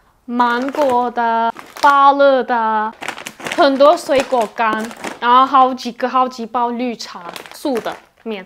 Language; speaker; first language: Chinese; non-native, fluent; Turkish